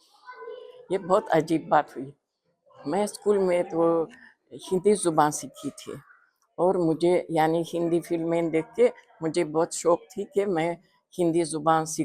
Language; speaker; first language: Hindi; non-native, fluent; Uzbek